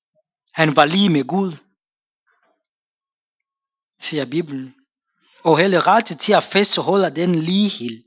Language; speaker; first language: Danish; non-native, fluent; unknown